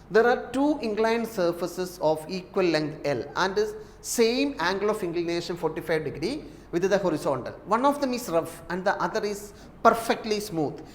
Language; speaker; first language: English; non-native, local second language; Malayalam